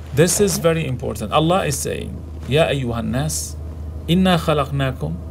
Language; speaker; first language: English; non-native, fluent; Arabic